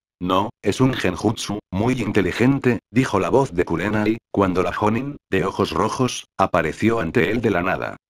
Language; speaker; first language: Spanish; native; Spanish